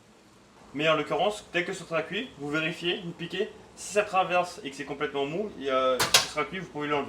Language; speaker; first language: French; native; French